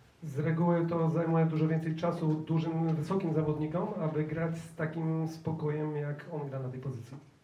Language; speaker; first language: Polish; native; Polish